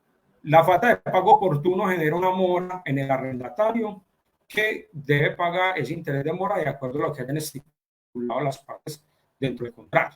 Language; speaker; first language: Spanish; native; Spanish